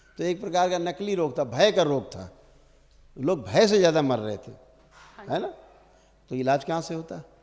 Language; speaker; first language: Hindi; native; Hindi